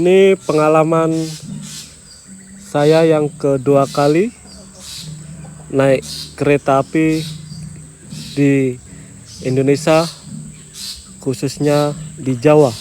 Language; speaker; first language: Indonesian; non-native, fluent; Japanese